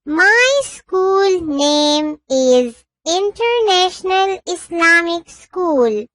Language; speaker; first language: English; non-native, learner; Urdu